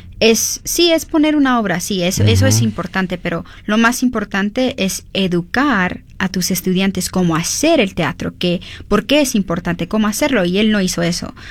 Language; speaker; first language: Spanish; early bilingual, heritage; Spanish